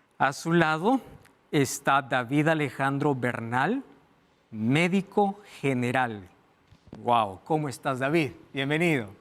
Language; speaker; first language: Spanish; non-native, fluent; Portuguese